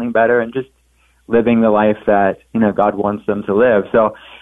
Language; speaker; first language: English; native; English